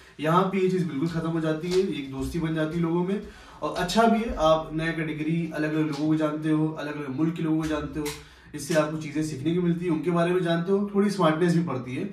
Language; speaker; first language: Hindi; native; Hindi